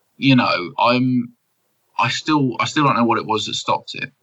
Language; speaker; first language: English; native; English